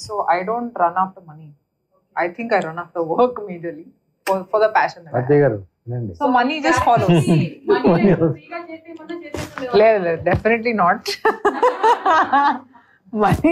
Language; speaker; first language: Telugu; non-native, fluent; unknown